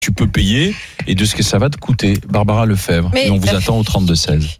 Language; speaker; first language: French; native; French